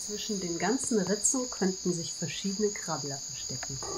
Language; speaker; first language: German; native; German